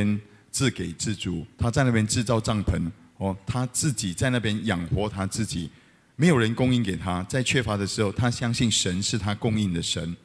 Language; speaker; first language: Chinese; native; Chinese